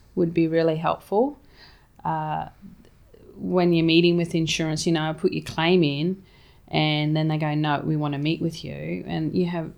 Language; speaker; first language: English; native; English